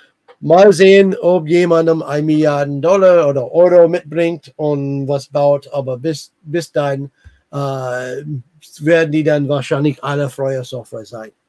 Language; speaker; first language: German; non-native, learner; English